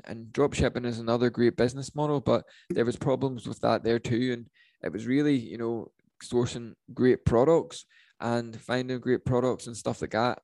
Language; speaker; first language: English; native; English